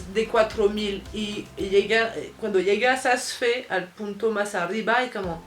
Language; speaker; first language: Spanish; non-native, fluent; French